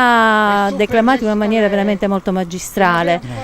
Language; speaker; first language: Italian; native; Italian